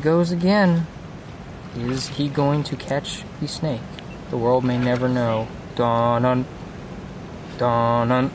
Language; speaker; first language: English; native; English